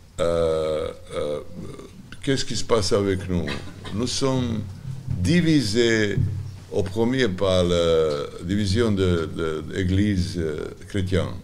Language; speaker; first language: French; non-native, learner; Serbian